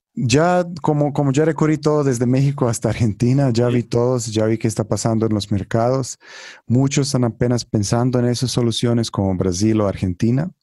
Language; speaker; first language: Spanish; non-native, fluent; Croatian